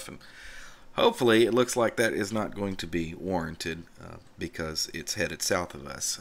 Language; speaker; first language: English; native; English